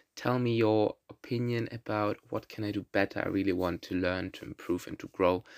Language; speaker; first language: English; non-native, fluent; German